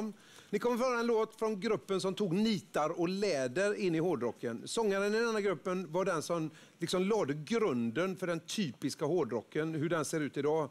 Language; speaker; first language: Swedish; native; Swedish